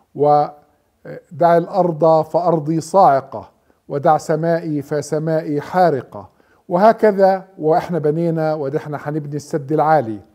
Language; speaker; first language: Arabic; native; Arabic